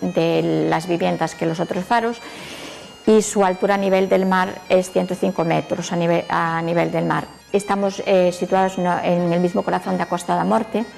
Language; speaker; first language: Spanish; native; Spanish